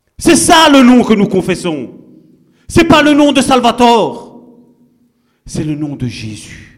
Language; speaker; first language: French; non-native, fluent; Italian